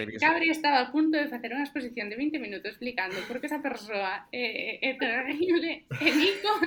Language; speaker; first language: Galician; native; Galician